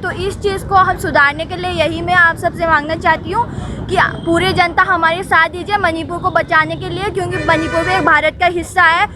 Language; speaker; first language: Hindi; non-native, local second language; Manipuri